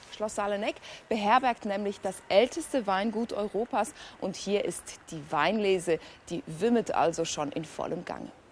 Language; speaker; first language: German; native; German